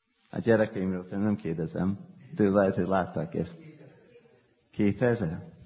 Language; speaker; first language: Hungarian; non-native, fluent; English